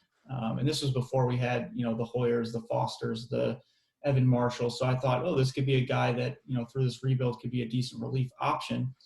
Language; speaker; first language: English; native; English